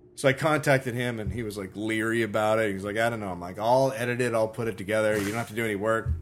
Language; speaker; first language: English; native; English